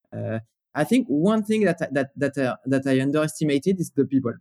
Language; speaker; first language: English; non-native, fluent; French